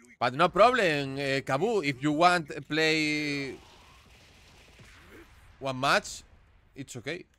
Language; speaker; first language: English; non-native, learner; Spanish